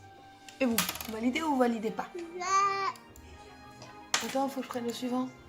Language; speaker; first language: French; native; French